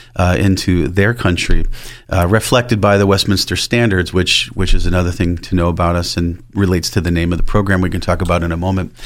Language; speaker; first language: English; native; English